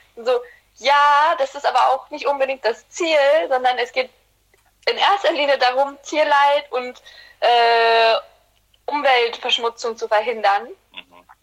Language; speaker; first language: German; early bilingual, other home language; Turkish